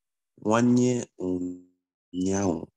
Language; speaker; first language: Igbo; early bilingual, heritage; Igbo